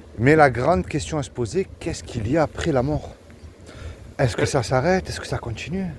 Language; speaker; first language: French; native; French